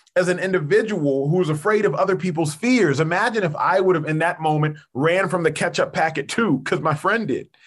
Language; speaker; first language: English; early bilingual, other home language; Yoruba